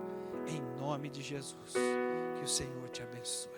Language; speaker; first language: Portuguese; native; Portuguese